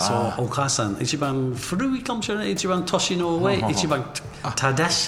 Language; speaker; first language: Japanese; non-native, learner; English